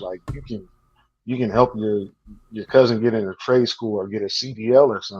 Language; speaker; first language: English; native; English